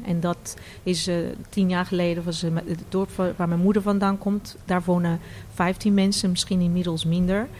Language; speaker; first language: Dutch; non-native, fluent; Portuguese